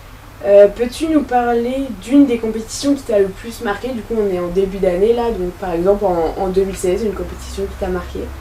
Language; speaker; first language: French; native; French